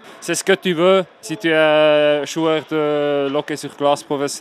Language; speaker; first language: French; non-native, learner; Swiss German